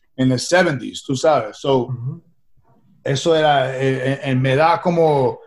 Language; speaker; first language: Spanish; early bilingual, heritage; Spanish